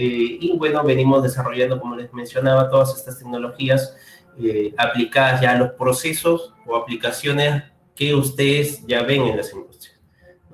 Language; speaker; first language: Spanish; native; Spanish